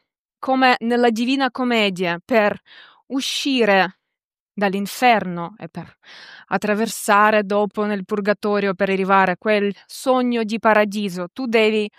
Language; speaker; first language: Italian; non-native, fluent; Ukrainian